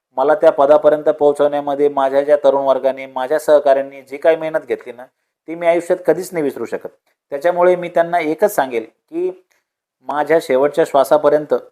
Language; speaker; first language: Marathi; native; Marathi